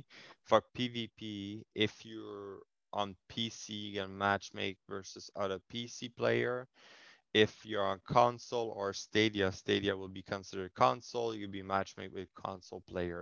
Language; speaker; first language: English; non-native, fluent; French